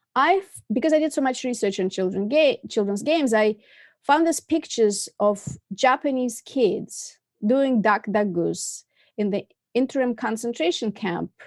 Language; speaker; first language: English; non-native, fluent; Russian